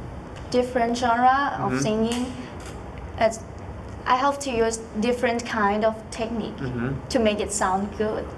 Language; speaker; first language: English; non-native, learner; Thai